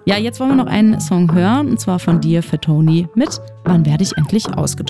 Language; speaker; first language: German; native; German